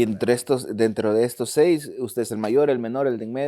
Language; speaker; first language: Spanish; native; Spanish